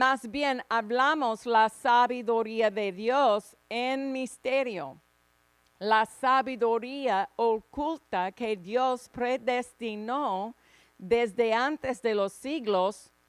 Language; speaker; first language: Spanish; non-native, fluent; English